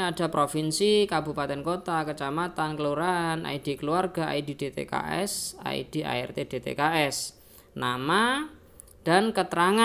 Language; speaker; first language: Indonesian; native; Indonesian